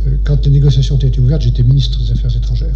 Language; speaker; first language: French; native; French